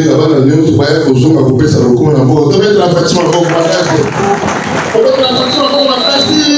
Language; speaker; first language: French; non-native, local second language; Lingala